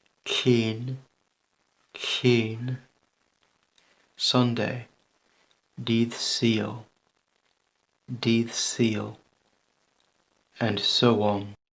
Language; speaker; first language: Welsh; non-native, learner; English